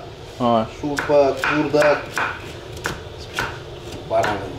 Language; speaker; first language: Russian; non-native, local second language; Uzbek